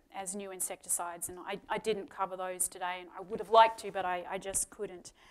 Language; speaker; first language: English; native; English